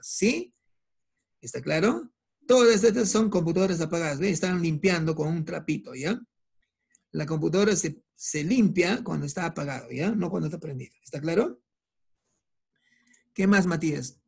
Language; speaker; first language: Spanish; native; Spanish